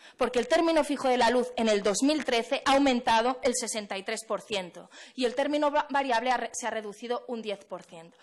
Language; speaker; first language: Spanish; non-native, local second language; Catalan